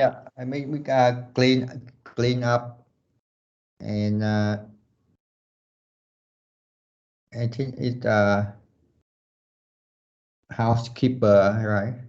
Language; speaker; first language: English; non-native, learner; Vietnamese